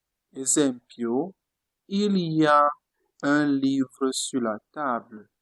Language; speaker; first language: French; non-native, fluent; Italian